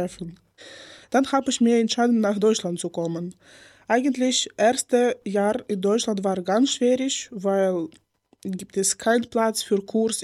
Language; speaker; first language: German; non-native, learner; Ukrainian